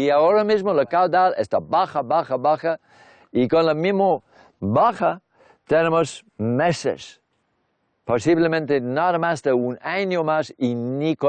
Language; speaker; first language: Spanish; non-native, learner; English